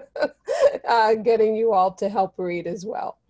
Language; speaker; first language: English; native; English